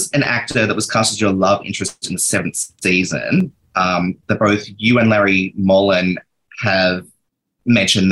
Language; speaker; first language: English; native; English